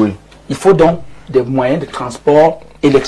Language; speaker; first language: French; native; French